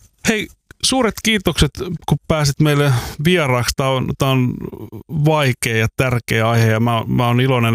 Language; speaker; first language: Finnish; native; Finnish